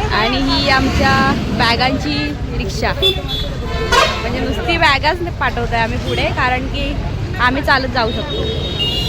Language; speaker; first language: Marathi; native; Marathi